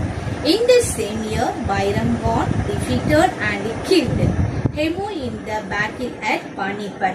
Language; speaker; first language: English; non-native, local second language; Tamil